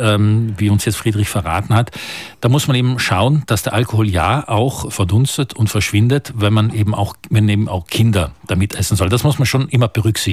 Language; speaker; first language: German; native; German